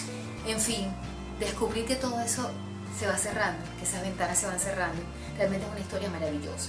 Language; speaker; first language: Spanish; native; Spanish